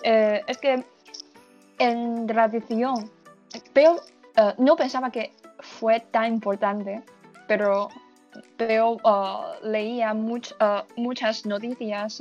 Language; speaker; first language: Spanish; non-native, learner; Chinese